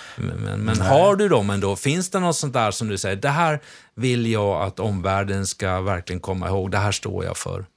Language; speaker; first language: Swedish; native; Swedish